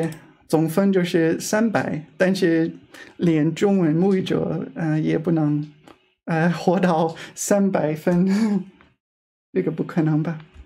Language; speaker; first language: Chinese; non-native, fluent; English